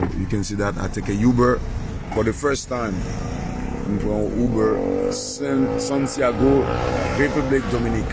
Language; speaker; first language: English; non-native, learner; Haitian Creole